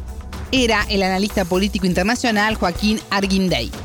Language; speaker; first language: Spanish; native; Spanish